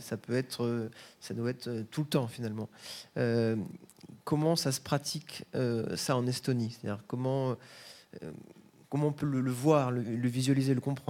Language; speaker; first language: French; native; French